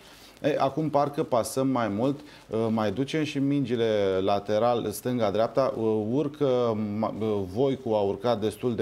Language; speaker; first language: Romanian; native; Romanian